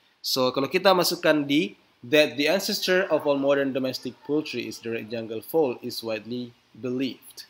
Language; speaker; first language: English; non-native, fluent; Indonesian